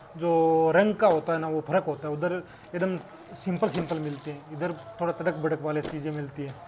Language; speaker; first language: Hindi; native; Hindi